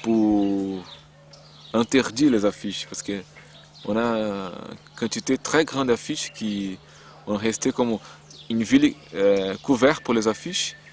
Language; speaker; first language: French; non-native, learner; Portuguese